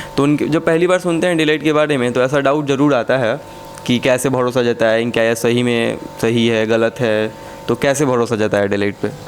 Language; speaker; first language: Hindi; native; Hindi